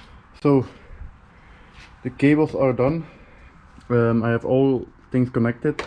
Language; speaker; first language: English; non-native, fluent; Dutch